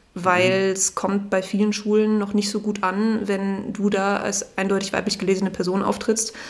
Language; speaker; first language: German; native; German